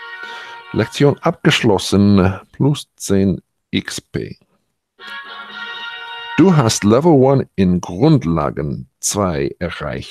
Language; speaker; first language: German; non-native, learner; English